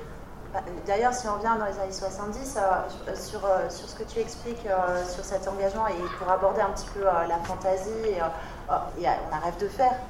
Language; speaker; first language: French; native; French